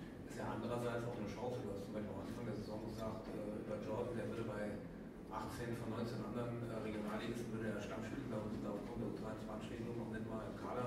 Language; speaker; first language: German; native; German